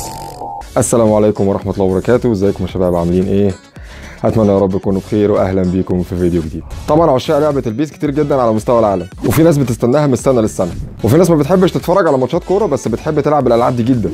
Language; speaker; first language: Arabic; native; Arabic